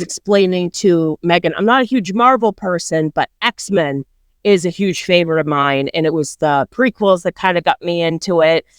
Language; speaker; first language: English; native; English